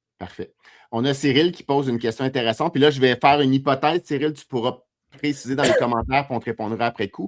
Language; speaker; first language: French; native; French